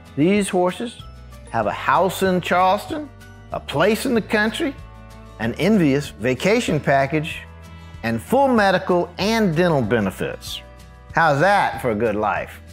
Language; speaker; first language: English; native; English